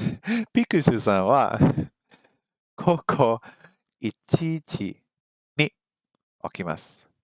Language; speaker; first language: Japanese; non-native, learner; English